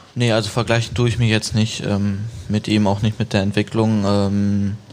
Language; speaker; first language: German; native; German